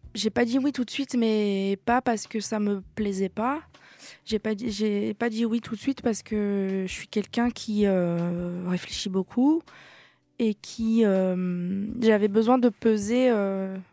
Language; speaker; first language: French; native; French